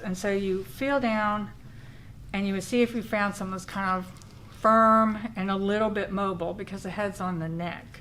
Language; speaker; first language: English; native; English